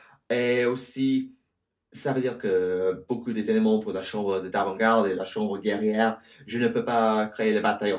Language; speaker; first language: French; non-native, learner; English